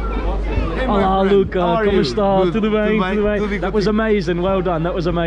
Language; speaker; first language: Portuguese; non-native, learner; English